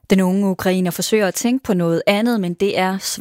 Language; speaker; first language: Danish; native; Danish